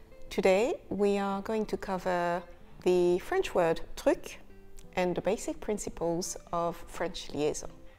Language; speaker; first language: English; non-native, fluent; French